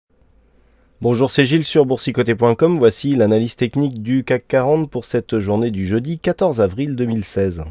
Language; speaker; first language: French; native; French